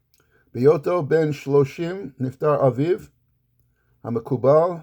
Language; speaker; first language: Hebrew; non-native, fluent; English